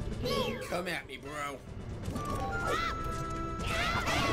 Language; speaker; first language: English; native; English